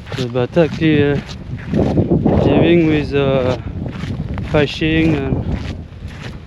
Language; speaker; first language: English; non-native, learner; French